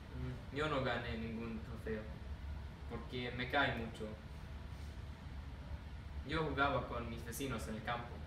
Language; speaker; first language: Spanish; non-native, learner; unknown